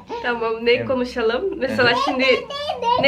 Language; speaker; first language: Turkish; non-native, fluent; Portuguese